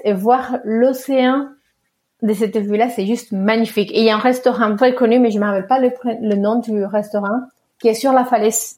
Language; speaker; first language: French; early bilingual, other home language; Spanish